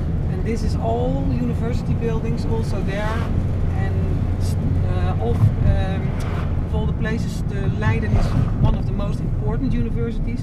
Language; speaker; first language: English; non-native, fluent; Dutch